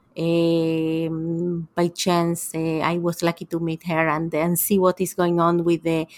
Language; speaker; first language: English; non-native, fluent; Spanish